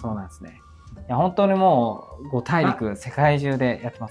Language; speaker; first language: Japanese; native; Japanese